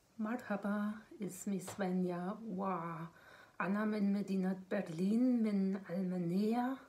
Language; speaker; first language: Arabic; non-native, learner; German